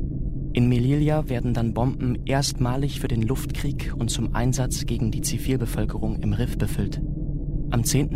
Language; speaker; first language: German; native; German